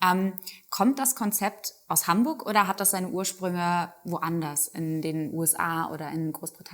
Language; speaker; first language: German; native; German